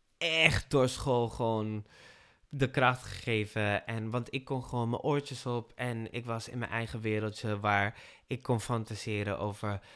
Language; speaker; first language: Dutch; non-native, fluent; Spanish